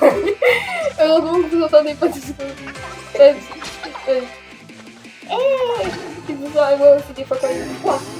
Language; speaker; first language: French; native; French